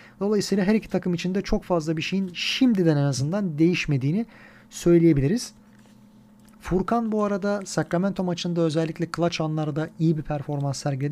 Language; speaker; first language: Turkish; native; Turkish